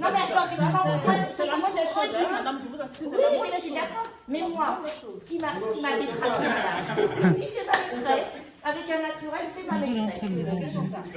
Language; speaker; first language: French; native; French